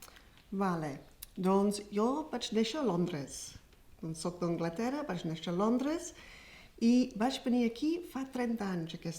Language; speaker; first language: Catalan; non-native, fluent; English